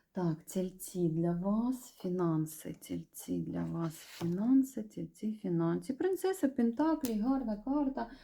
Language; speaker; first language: Ukrainian; non-native, local second language; Russian